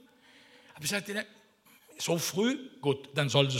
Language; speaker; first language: German; non-native, fluent; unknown